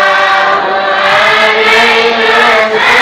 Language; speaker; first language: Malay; non-native, learner; Arabic